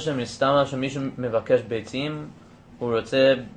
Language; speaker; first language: Hebrew; non-native, learner; English